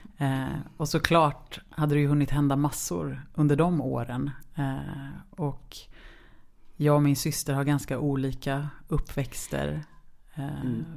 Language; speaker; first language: Swedish; native; Swedish